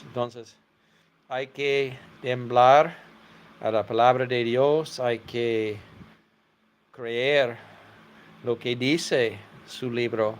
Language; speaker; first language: Spanish; non-native, fluent; English